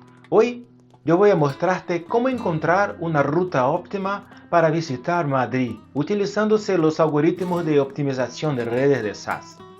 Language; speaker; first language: Spanish; non-native, fluent; Portuguese